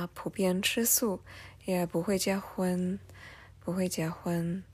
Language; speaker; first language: Chinese; non-native, fluent; English